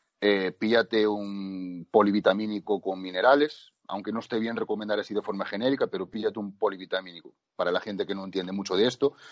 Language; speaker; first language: Spanish; native; Spanish